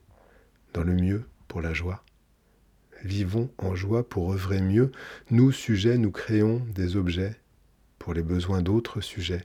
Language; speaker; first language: French; native; French